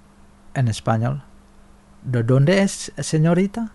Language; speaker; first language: Spanish; non-native, fluent; Indonesian